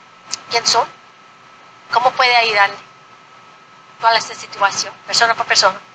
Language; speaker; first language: Spanish; non-native, fluent; English